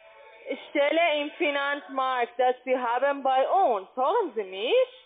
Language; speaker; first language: German; non-native, learner; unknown